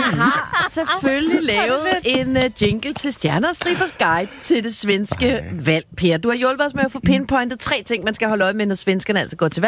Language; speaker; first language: Danish; native; Danish